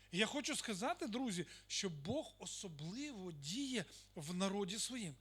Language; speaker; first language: Ukrainian; non-native, local second language; Russian